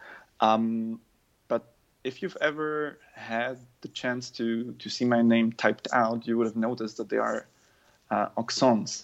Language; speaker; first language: English; non-native, fluent; German